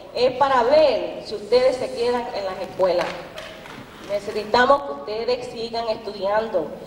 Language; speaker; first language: Spanish; early bilingual, heritage; Spanish